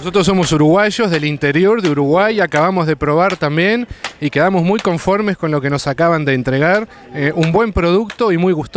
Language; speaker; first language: Spanish; native; Spanish